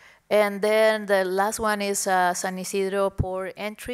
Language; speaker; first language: English; non-native, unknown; Spanish